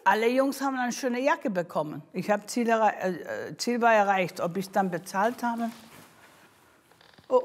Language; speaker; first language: German; non-native, fluent; English